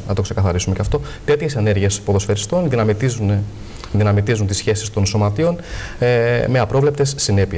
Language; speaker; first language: Greek; native; Greek